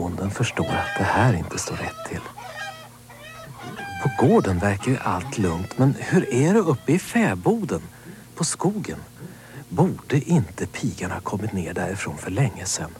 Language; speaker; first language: Swedish; native; Swedish